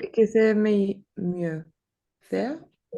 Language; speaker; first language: French; non-native, learner; Spanish